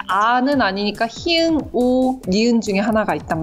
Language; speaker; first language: Korean; native; Korean